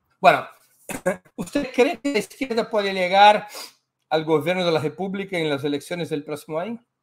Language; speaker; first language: Spanish; non-native, fluent; Portuguese